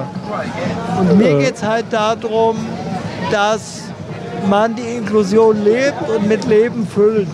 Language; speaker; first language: German; native; German